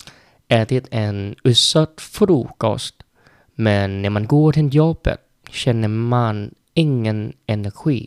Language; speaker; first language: Swedish; non-native, learner; Vietnamese